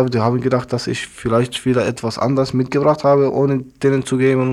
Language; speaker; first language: German; non-native, learner; Arabic